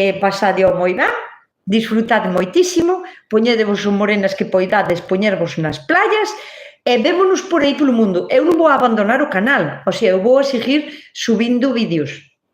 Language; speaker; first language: Galician; non-native, local second language; Spanish